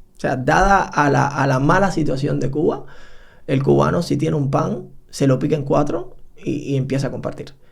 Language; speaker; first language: Spanish; native; Spanish